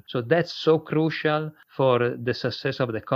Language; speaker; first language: English; non-native, fluent; Italian